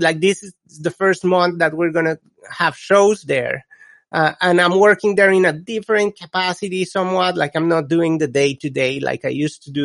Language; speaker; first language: English; non-native, fluent; Spanish